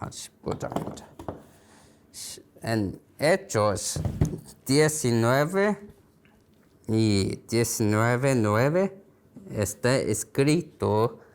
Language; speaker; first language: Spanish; non-native, learner; Korean